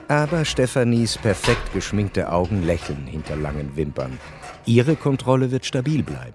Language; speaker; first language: German; native; German